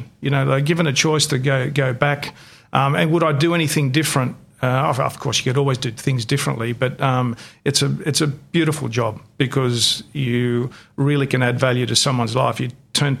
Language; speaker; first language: English; non-native, local second language; Greek